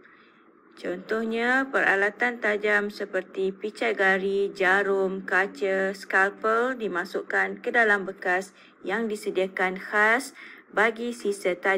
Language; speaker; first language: Malay; native; Malay